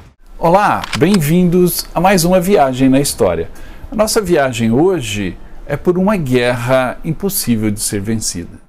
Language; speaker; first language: Portuguese; native; Portuguese